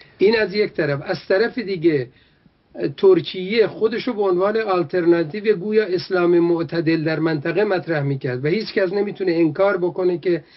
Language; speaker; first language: Persian; non-native, local second language; Kurdish